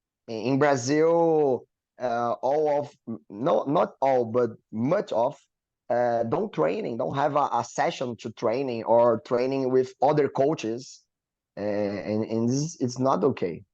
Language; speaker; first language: English; non-native, learner; Portuguese